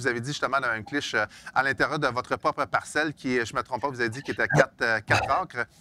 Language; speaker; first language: French; native; French